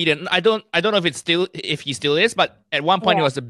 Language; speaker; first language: English; non-native, local second language; Cantonese